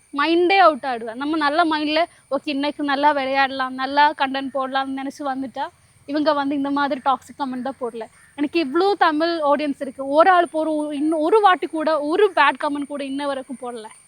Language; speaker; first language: Tamil; non-native, learner; Malayalam